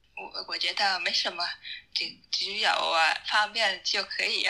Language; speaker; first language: Chinese; non-native, learner; Vietnamese